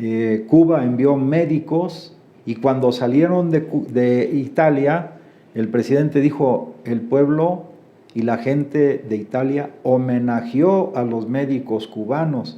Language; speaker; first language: Spanish; native; Spanish